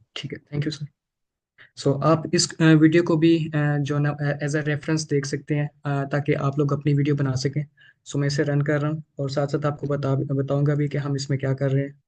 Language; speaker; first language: Urdu; non-native, local second language; Punjabi